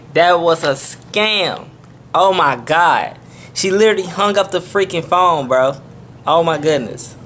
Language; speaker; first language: English; native; English